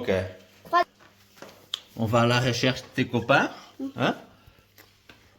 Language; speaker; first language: French; native; French